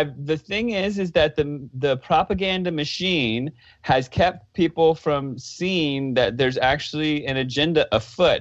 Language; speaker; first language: English; native; English